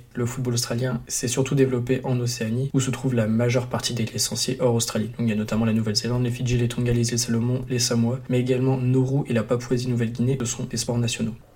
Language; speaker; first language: French; native; French